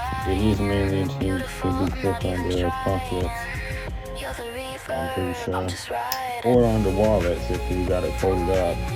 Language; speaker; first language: English; native; English